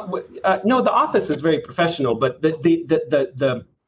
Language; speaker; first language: English; native; English